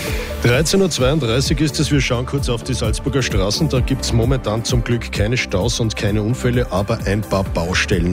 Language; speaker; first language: German; native; German